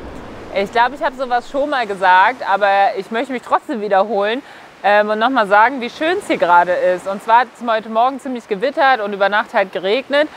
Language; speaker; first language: German; native; German